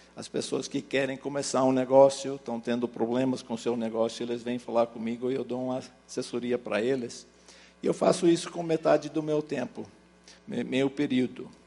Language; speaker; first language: Portuguese; early bilingual, other home language; English